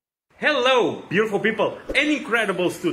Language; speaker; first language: English; non-native, fluent; Portuguese